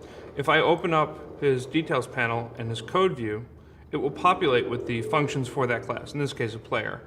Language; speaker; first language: English; native; English